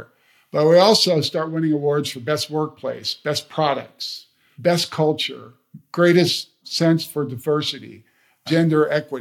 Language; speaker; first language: English; native; English